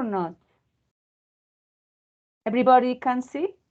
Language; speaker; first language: English; non-native, learner; Spanish